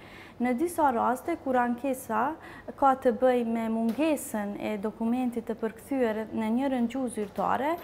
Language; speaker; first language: Albanian; native; Albanian